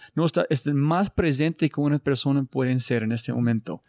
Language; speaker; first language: Spanish; non-native, learner; English